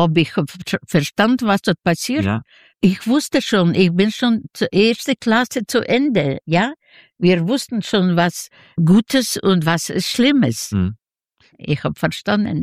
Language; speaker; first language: German; non-native, fluent; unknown